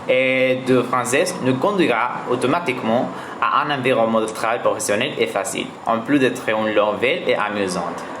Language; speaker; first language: French; non-native, learner; Spanish